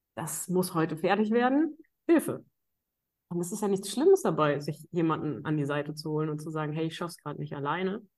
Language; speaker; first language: German; native; German